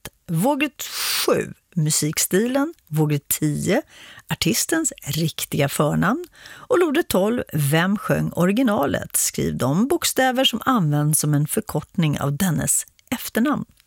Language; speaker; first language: Swedish; native; Swedish